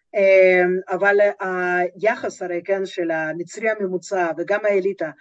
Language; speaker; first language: Hebrew; non-native, fluent; Russian